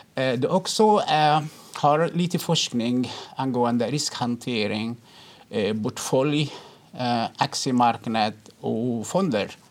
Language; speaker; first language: Swedish; non-native, fluent; Arabic